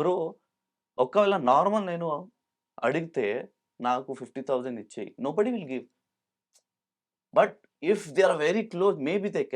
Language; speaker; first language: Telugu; non-native, local second language; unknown